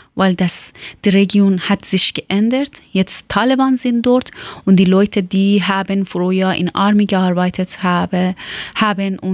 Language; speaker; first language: German; non-native, learner; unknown